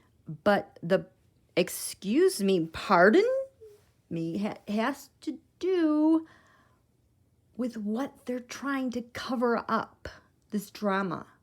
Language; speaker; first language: English; native; English